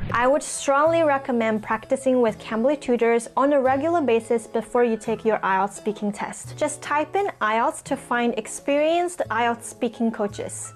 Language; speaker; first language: English; non-native, fluent; Chinese